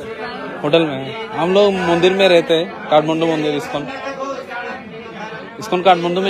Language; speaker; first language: Hindi; non-native, local second language; Bangla